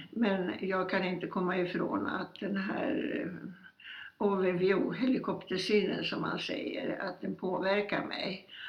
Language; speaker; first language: Swedish; early bilingual, other home language; Polish